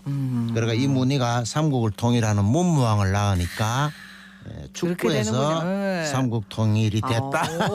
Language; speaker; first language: Korean; native; Korean